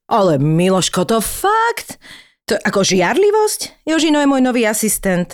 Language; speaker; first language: Slovak; native; Slovak